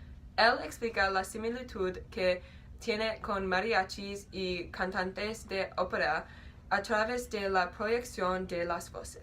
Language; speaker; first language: Spanish; non-native, learner; English